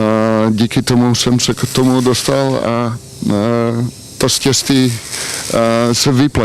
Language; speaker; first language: Czech; non-native, learner; Dutch